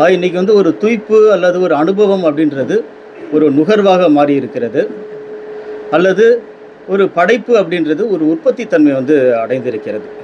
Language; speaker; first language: Tamil; native; Tamil